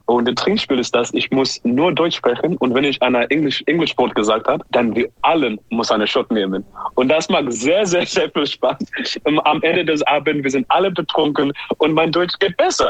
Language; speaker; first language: German; non-native, learner; English